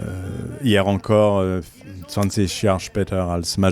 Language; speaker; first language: German; non-native, learner; French